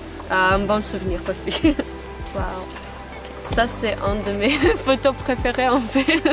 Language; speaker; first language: French; non-native, fluent; Maltese